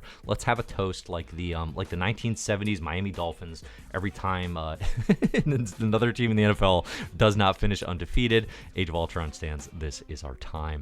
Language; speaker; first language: English; native; English